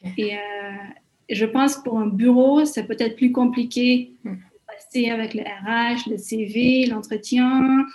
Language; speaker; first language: French; non-native, fluent; Hungarian